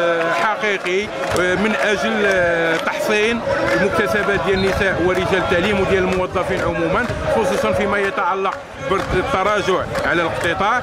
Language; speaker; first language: Arabic; native; Arabic